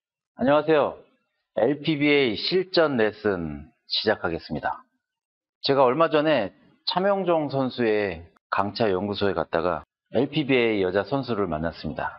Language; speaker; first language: Korean; native; Korean